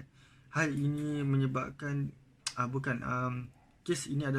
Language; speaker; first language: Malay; native; Malay